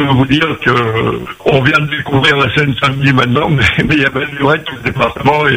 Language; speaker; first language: French; native; French